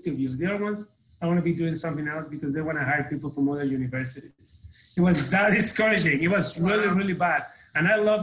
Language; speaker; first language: English; non-native, fluent; Spanish